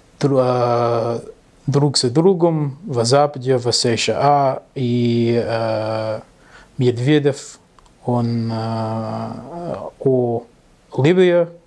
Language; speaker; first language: Russian; non-native, learner; English